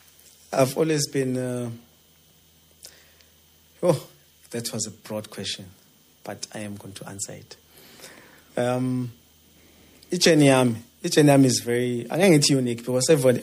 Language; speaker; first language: English; non-native, local second language; Zulu